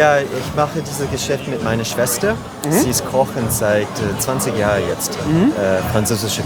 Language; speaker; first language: German; non-native, learner; French